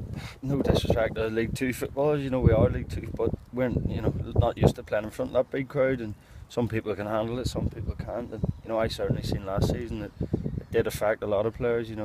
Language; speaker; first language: English; native; English